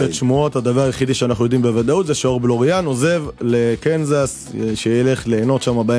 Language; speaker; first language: Hebrew; native; Hebrew